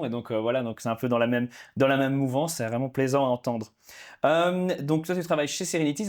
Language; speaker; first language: French; native; French